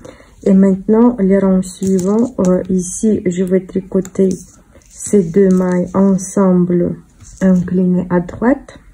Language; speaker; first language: French; non-native, fluent; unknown